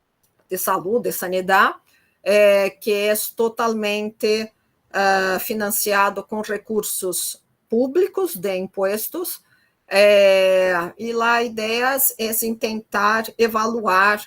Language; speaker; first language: Spanish; non-native, fluent; Portuguese